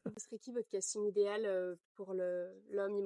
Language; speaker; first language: French; native; French